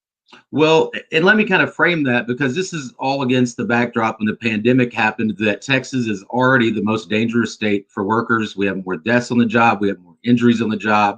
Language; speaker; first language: English; native; English